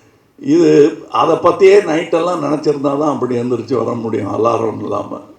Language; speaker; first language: Tamil; native; Tamil